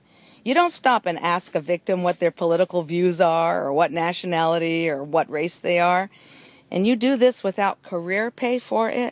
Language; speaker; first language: English; native; English